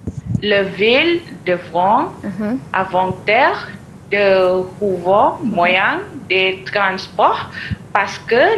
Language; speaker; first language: French; non-native, learner; Malay